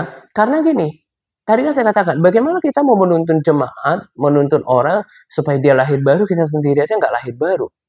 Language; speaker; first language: Indonesian; native; Indonesian